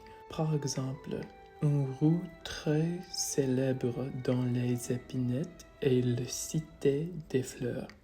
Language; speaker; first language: French; non-native, learner; English